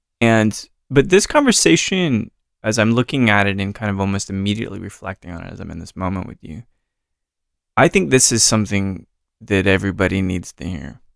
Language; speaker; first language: English; native; English